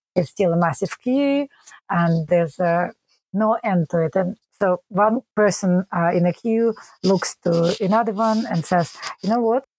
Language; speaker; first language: English; non-native, fluent; Russian